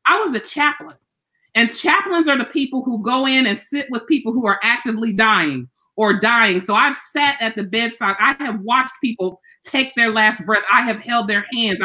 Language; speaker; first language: English; native; English